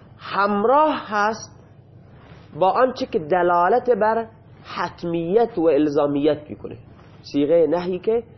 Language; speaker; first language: Persian; non-native, local second language; Baluchi